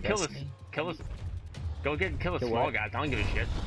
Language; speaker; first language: English; native; English